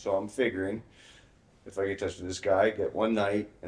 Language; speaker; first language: English; native; English